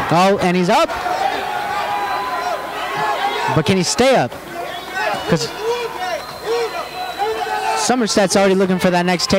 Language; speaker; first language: English; native; English